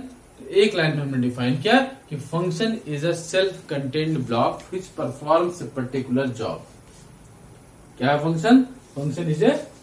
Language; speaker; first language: Hindi; native; Hindi